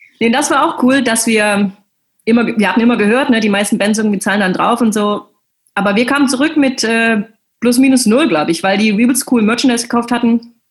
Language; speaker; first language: German; native; German